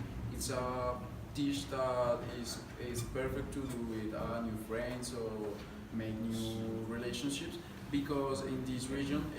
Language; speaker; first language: English; non-native, learner; Spanish